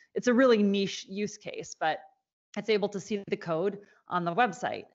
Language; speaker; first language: English; native; English